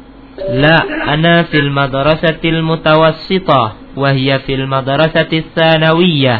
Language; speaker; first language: Arabic; non-native, fluent; Indonesian